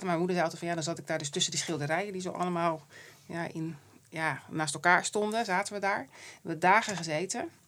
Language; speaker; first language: Dutch; native; Dutch